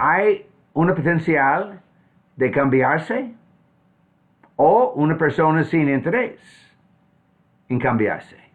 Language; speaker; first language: Spanish; non-native, fluent; English